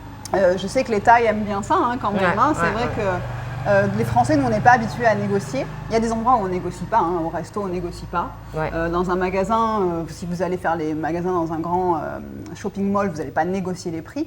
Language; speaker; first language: French; native; French